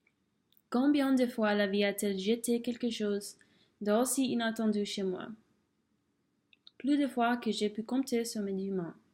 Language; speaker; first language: French; non-native, fluent; English